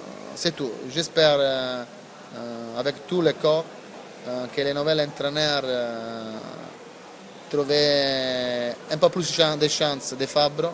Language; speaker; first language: French; non-native, learner; Italian